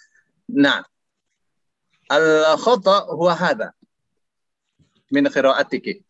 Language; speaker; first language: Arabic; non-native, fluent; Indonesian